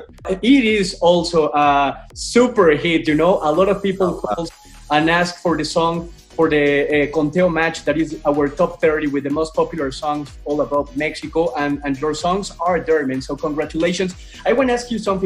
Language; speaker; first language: English; non-native, fluent; Spanish